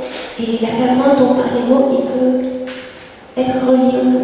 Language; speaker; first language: French; early bilingual, other home language; Vietnamese